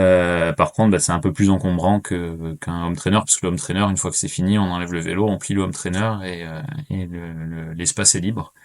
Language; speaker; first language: French; native; French